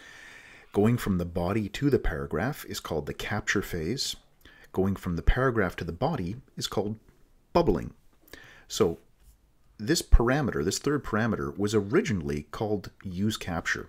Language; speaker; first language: English; native; English